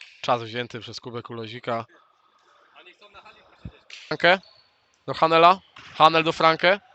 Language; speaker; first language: Polish; native; Polish